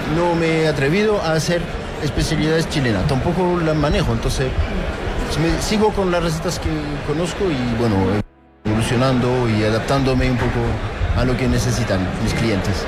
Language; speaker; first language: Spanish; non-native, fluent; French